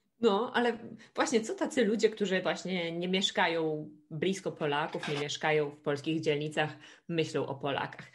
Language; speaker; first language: Polish; native; Polish